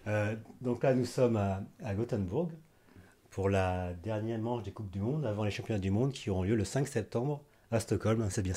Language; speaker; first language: French; native; French